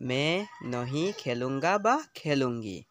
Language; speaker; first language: Hindi; non-native, local second language; Assamese